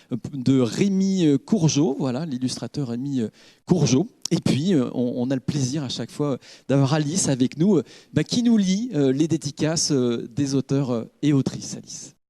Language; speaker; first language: French; native; French